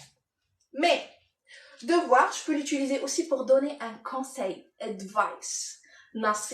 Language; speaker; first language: French; non-native, local second language; Arabic